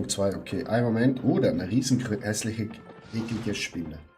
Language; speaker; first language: German; native; German